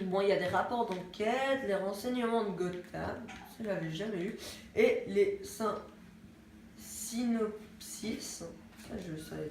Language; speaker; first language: French; native; French